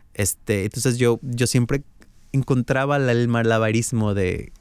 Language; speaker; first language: Spanish; native; Spanish